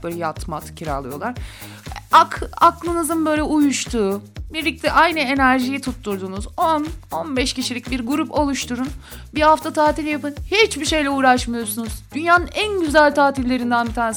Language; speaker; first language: Turkish; native; Turkish